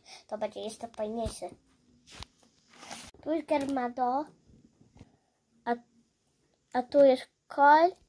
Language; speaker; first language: Polish; early bilingual, heritage; Polish